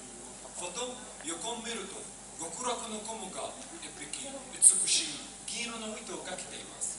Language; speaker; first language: Japanese; non-native, learner; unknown